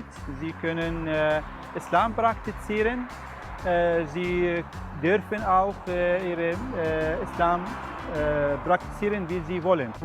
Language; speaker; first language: German; non-native, fluent; Arabic